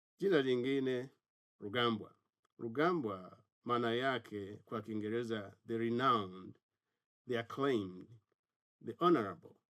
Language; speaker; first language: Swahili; non-native, local second language; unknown